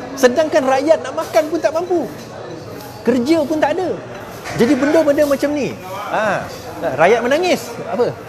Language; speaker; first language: Malay; native; Malay